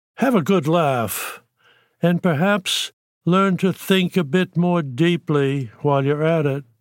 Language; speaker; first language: English; native; English